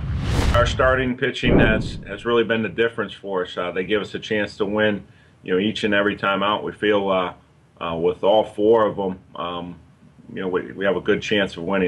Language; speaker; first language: English; native; English